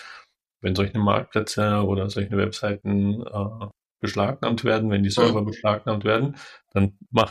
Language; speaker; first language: German; native; German